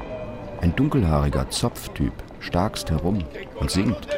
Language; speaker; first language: German; native; German